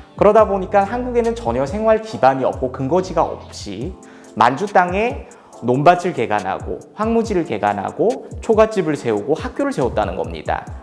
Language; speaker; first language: Korean; native; Korean